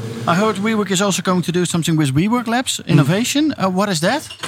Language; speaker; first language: English; non-native, fluent; Dutch